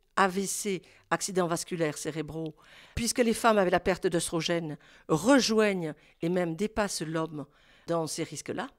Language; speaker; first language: French; native; French